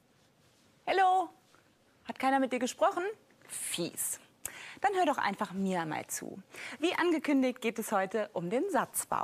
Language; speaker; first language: German; native; German